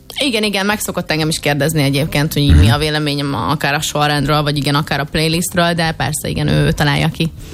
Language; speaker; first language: Hungarian; native; Hungarian